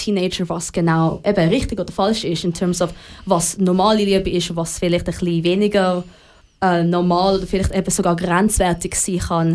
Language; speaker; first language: German; native; German